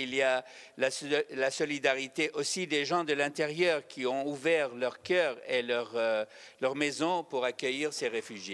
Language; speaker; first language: French; non-native, fluent; Arabic